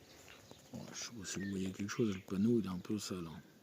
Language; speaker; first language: French; native; French